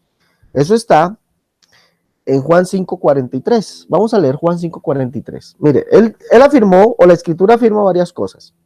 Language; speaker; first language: Spanish; native; Spanish